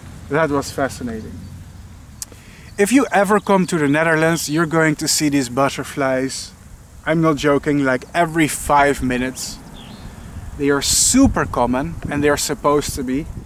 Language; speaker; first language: English; non-native, fluent; Dutch